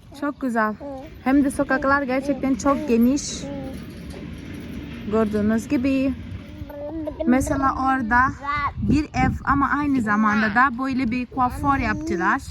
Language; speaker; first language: Turkish; non-native, fluent; Portuguese